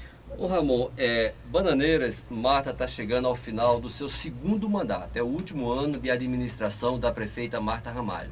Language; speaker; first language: Portuguese; native; Portuguese